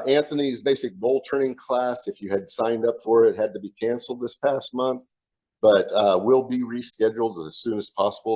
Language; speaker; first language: English; native; English